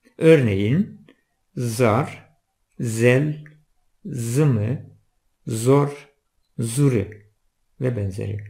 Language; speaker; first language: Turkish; non-native, local second language; Zaza